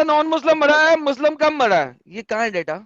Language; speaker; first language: Hindi; native; Hindi